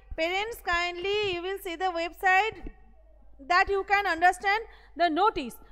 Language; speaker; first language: English; non-native, local second language; Bangla